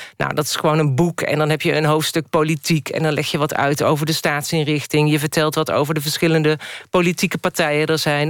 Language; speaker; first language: Dutch; native; Dutch